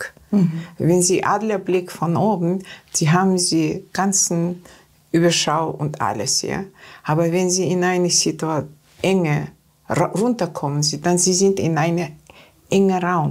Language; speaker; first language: German; non-native, learner; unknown